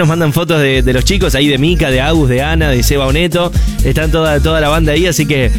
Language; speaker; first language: Spanish; native; Spanish